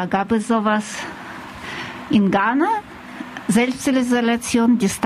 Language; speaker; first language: German; non-native, fluent; Russian